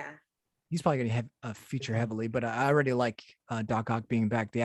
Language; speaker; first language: English; native; English